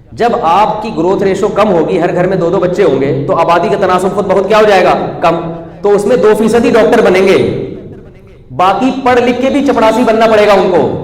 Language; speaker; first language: Urdu; native; Urdu